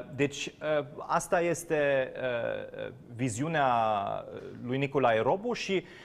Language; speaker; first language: Romanian; non-native, fluent; German